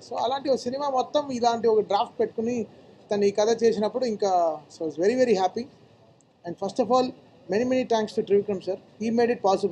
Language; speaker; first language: Telugu; native; Telugu